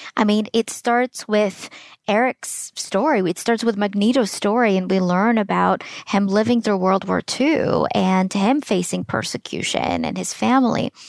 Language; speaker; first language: English; early bilingual, other home language; Russian